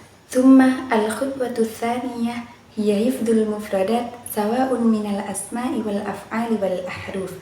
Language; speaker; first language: Arabic; non-native, learner; Indonesian